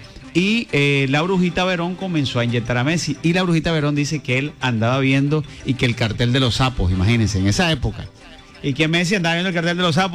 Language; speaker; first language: Spanish; native; Spanish